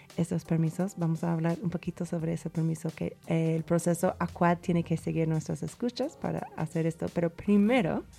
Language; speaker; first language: Spanish; non-native, fluent; English